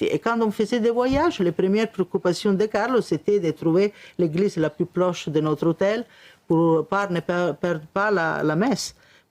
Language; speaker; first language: French; non-native, fluent; Italian